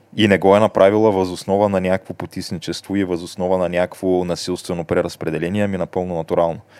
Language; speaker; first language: Bulgarian; native; Bulgarian